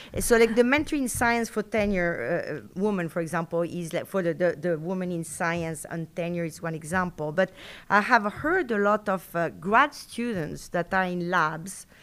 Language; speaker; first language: English; non-native, fluent; Spanish